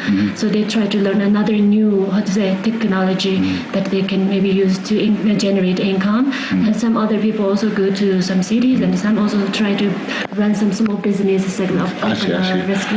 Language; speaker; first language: English; non-native, fluent; Tibetan